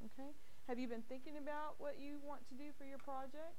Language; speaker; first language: English; native; English